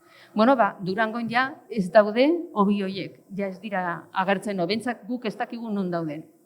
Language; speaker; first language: Basque; native; Basque